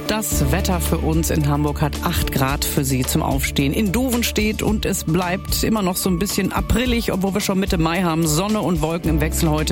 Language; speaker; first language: German; native; German